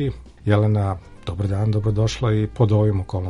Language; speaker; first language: Serbian; native; Serbian